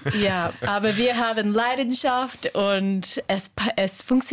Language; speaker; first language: German; non-native, fluent; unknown